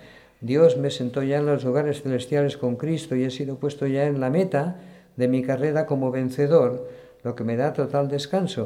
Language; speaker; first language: Spanish; native; Spanish